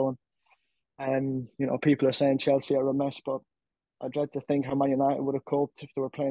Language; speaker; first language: English; native; English